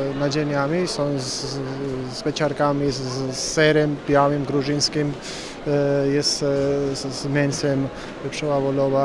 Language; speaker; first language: Polish; non-native, learner; Georgian